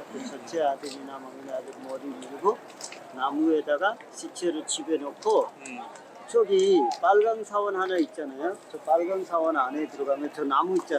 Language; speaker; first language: Korean; non-native, fluent; Hindi